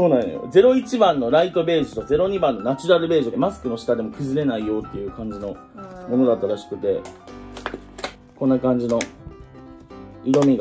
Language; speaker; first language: Japanese; native; Japanese